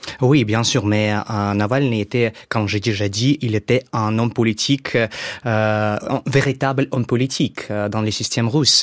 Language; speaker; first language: French; non-native, fluent; Russian